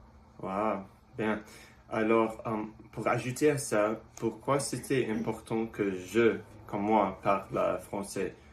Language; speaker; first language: French; early bilingual, other home language; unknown